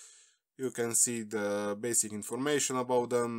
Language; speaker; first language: English; non-native, fluent; Slovenian